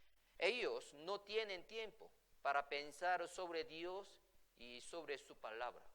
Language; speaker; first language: Spanish; non-native, fluent; Korean